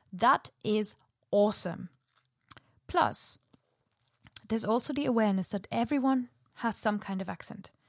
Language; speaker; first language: English; non-native, fluent; German